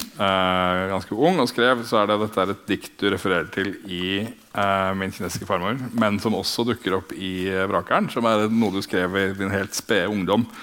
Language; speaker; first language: Norwegian; native; Norwegian